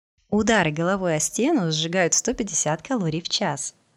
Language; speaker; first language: Russian; native; Russian